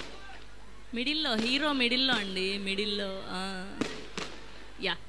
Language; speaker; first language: Telugu; native; Telugu